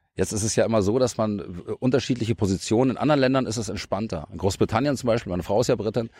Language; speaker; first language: German; native; German